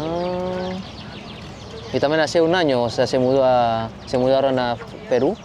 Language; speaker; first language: Spanish; non-native, fluent; Indonesian